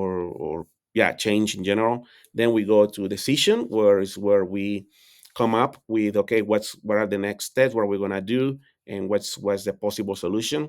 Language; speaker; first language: English; non-native, fluent; Spanish